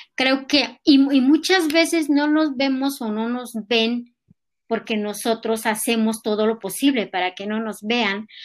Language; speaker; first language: Spanish; non-native, local second language; Nahuatl languages